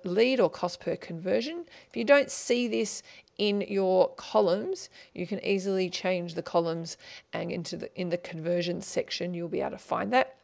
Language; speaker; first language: English; native; English